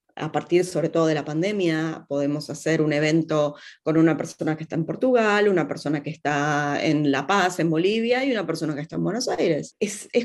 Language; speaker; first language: Spanish; native; Spanish